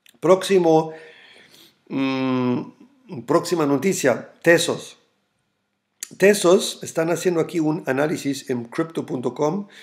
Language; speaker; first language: Spanish; non-native, fluent; German